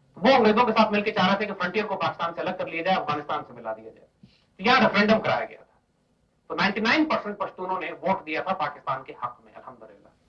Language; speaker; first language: Urdu; native; Urdu